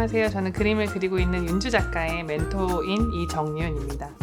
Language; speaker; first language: Korean; native; Korean